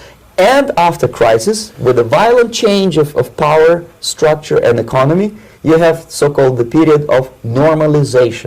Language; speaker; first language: English; non-native, fluent; Russian